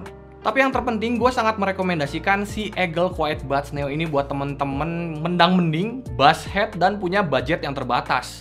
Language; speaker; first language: Indonesian; native; Indonesian